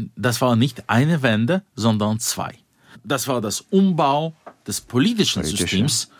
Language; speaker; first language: German; non-native, fluent; Russian